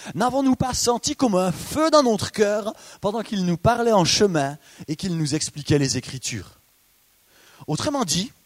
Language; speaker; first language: French; native; French